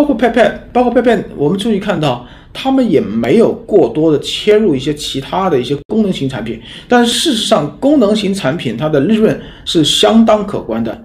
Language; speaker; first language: Chinese; native; Chinese